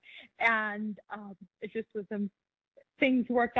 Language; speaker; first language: English; non-native, local second language; Urdu